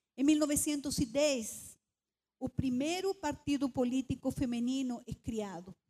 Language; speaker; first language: Portuguese; non-native, fluent; Spanish